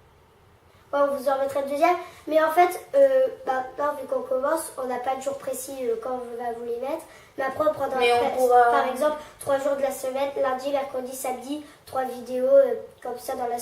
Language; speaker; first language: French; native; French